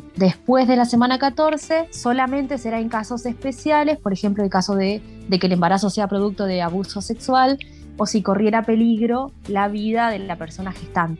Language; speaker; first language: Spanish; native; Spanish